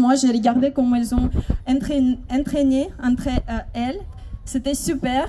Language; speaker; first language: French; non-native, fluent; Ukrainian